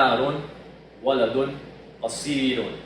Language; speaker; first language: Arabic; non-native, fluent; English